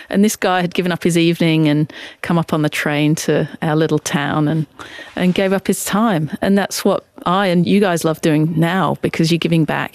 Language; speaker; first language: English; native; English